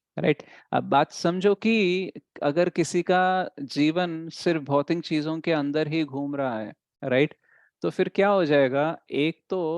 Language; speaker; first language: Hindi; native; Hindi